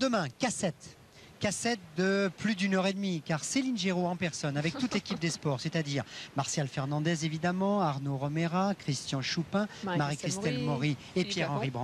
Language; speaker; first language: French; native; French